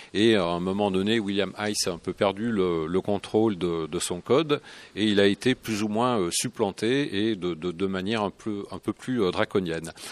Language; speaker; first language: French; native; French